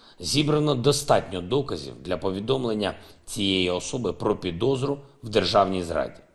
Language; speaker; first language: Ukrainian; non-native, local second language; Russian